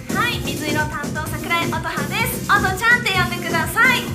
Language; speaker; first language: Japanese; native; Japanese